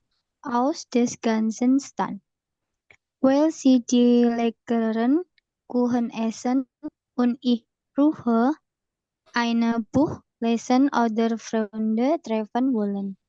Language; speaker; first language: German; non-native, learner; Indonesian